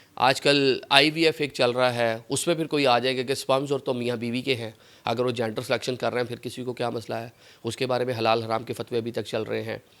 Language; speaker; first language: Urdu; native; Urdu